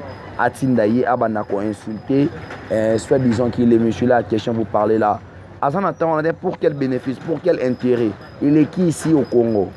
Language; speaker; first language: French; non-native, local second language; Lingala